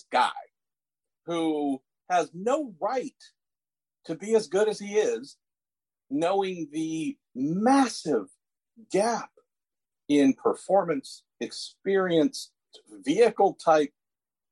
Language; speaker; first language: English; native; English